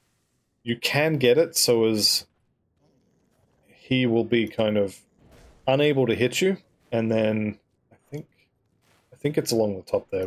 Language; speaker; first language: English; native; English